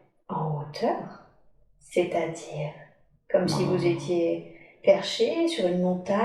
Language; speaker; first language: French; native; French